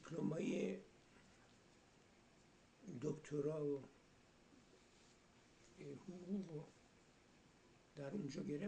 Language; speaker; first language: Persian; early bilingual, heritage; Persian